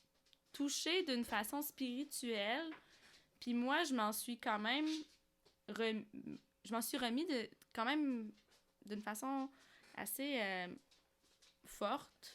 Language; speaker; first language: French; early bilingual, other home language; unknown